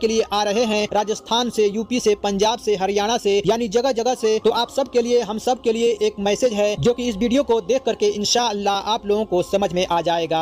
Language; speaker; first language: Hindi; native; Hindi